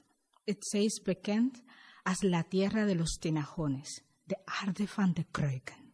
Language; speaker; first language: Dutch; non-native, fluent; Spanish